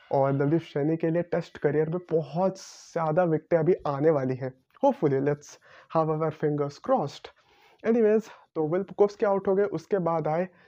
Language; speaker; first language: Hindi; non-native, local second language; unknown